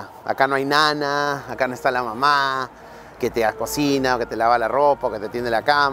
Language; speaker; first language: Spanish; native; Spanish